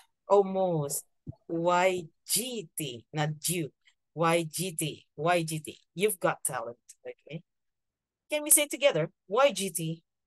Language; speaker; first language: English; non-native, fluent; Indonesian